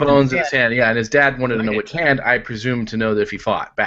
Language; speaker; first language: English; native; English